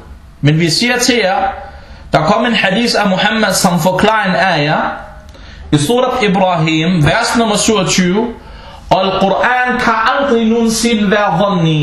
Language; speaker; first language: Danish; early bilingual, other home language; Arabic